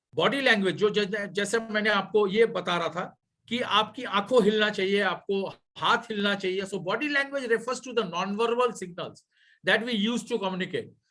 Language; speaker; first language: Hindi; non-native, local second language; Bangla